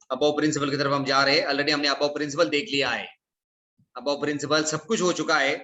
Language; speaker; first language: Hindi; non-native, local second language; Marathi